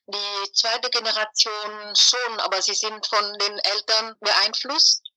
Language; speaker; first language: German; non-native, fluent; Vietnamese